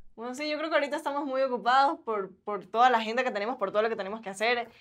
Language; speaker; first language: Spanish; native; Spanish